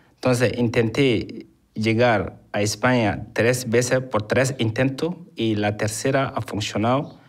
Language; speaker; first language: Spanish; non-native, fluent; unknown